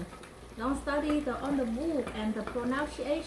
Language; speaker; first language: English; non-native, learner; Vietnamese